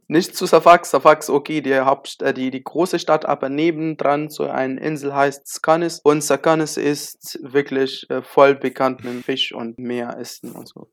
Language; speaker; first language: German; non-native, learner; Arabic